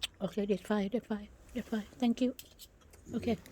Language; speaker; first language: English; non-native, learner; Thai